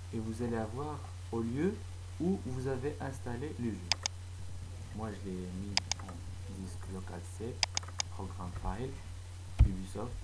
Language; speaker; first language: French; non-native, fluent; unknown